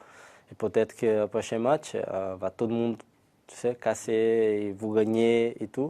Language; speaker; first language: French; non-native, learner; Portuguese